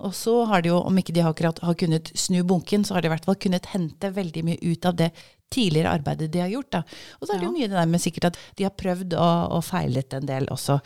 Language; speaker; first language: Norwegian; native; Norwegian